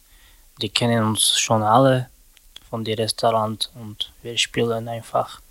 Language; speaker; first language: German; non-native, learner; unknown